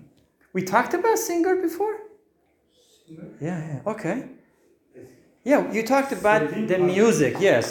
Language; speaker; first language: English; non-native, fluent; Turkish